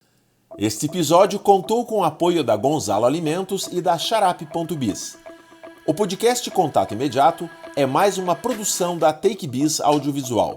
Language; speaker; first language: Portuguese; native; Portuguese